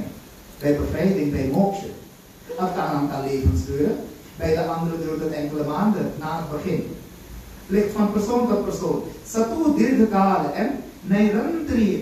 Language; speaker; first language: Dutch; non-native, local second language; Caribbean Hindustani